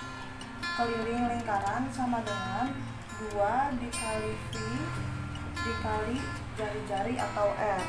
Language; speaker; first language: Indonesian; native; Indonesian